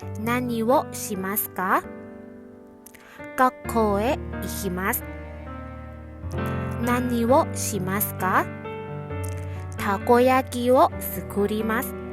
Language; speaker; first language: Japanese; non-native, fluent; Thai